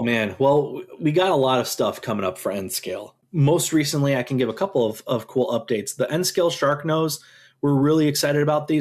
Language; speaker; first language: English; native; English